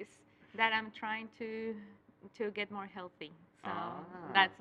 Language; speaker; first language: English; non-native, fluent; Spanish